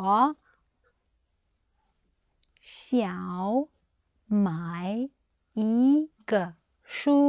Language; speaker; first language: Chinese; non-native, learner; English